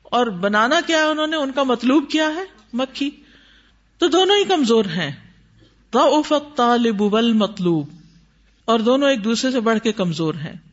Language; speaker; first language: Urdu; native; Urdu